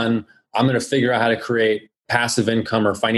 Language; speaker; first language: English; native; English